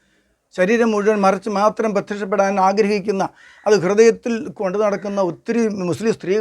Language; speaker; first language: Malayalam; native; Malayalam